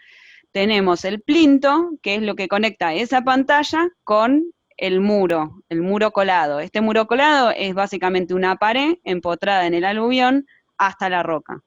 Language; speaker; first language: Spanish; native; Spanish